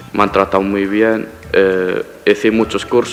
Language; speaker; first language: Spanish; non-native, fluent; Arabic